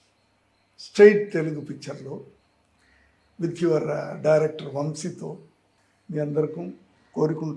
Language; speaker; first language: Telugu; non-native, learner; Tamil